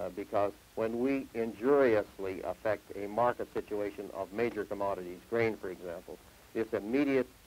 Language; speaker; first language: English; native; English